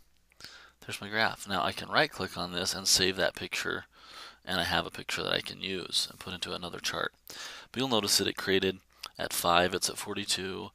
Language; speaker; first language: English; native; English